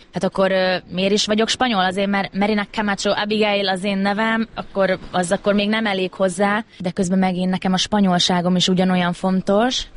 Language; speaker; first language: Hungarian; native; Hungarian